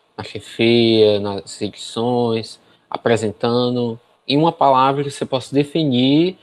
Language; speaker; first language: Portuguese; native; Portuguese